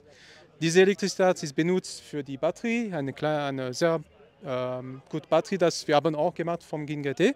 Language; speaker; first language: German; non-native, learner; Italian